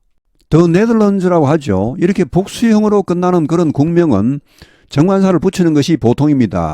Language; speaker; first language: Korean; native; Korean